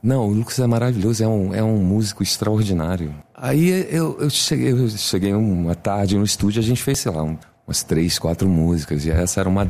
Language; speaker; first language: Portuguese; native; Portuguese